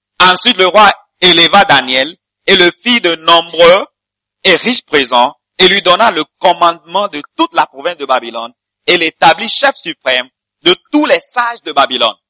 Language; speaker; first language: French; non-native, fluent; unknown